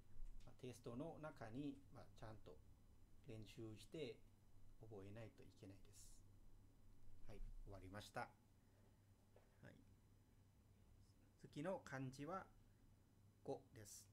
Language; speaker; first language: Japanese; non-native, fluent; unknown